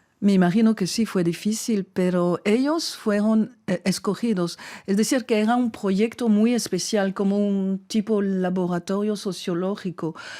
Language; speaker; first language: Spanish; non-native, fluent; French